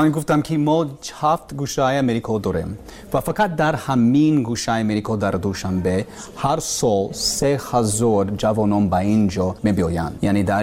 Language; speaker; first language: Persian; non-native, learner; English